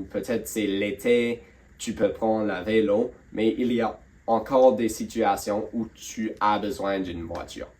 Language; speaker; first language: French; non-native, local second language; English